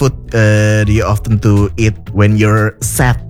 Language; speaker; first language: English; non-native, fluent; Indonesian